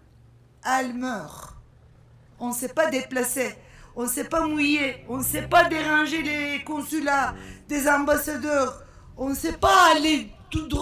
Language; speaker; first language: French; non-native, fluent; Turkish